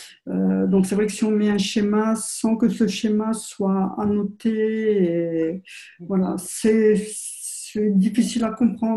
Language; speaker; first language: French; native; French